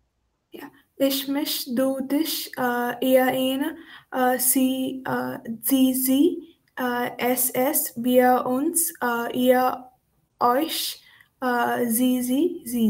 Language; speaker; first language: German; non-native, learner; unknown